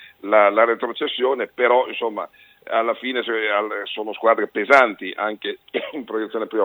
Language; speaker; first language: Italian; native; Italian